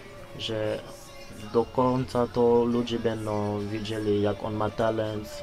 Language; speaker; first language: Polish; non-native, learner; Lingala